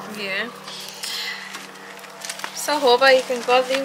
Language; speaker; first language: Danish; non-native, learner; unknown